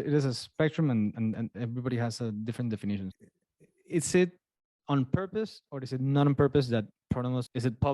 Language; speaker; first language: English; non-native, fluent; Spanish